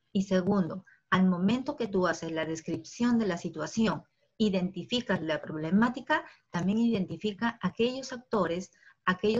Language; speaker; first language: Spanish; native; Spanish